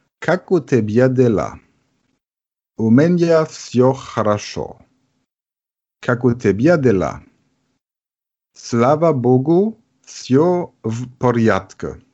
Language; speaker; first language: Russian; non-native, learner; German